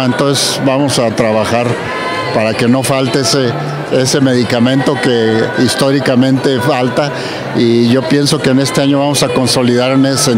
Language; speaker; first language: Spanish; native; Spanish